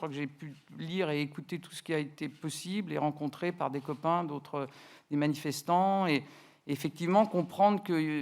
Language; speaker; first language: French; native; French